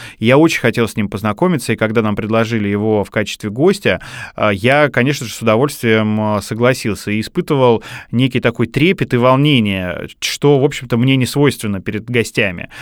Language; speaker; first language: Russian; native; Russian